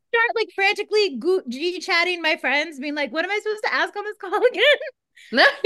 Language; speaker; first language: English; native; English